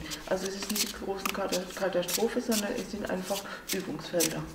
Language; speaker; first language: German; native; German